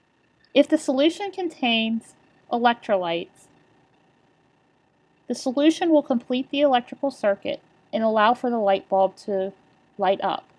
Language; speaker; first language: English; native; English